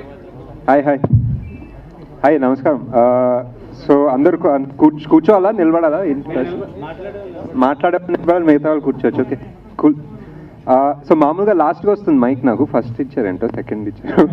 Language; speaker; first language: Telugu; native; Telugu